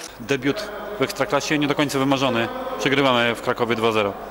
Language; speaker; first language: Polish; native; Polish